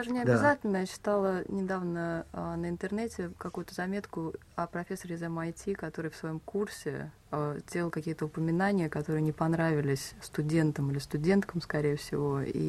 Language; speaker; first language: Russian; native; Russian